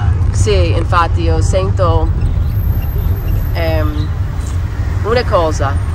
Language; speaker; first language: Italian; non-native, learner; English